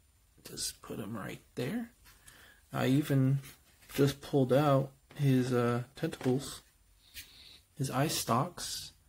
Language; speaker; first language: English; native; English